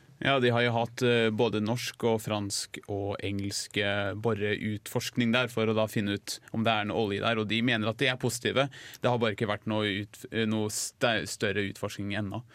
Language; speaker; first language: Norwegian; native; Norwegian